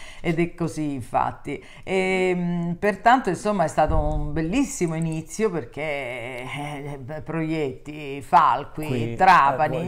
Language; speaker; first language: Italian; native; Italian